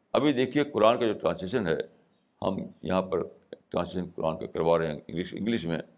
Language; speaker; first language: Urdu; native; Urdu